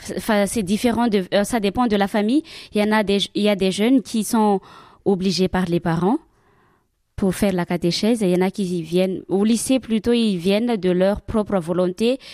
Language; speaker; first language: French; non-native, local second language; Malagasy